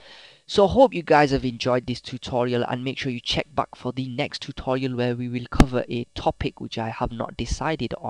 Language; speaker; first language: English; native; English